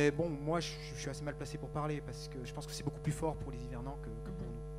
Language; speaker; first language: French; native; French